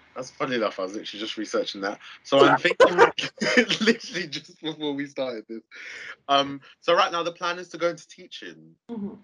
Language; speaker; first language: English; native; English